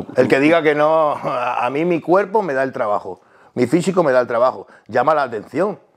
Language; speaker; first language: Spanish; native; Spanish